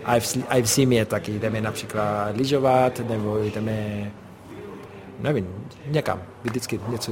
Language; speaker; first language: Czech; non-native, fluent; Spanish